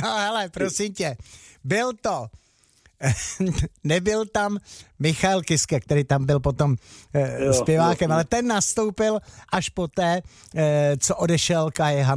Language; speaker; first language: Czech; native; Czech